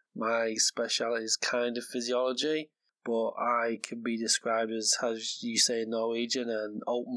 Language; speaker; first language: English; native; English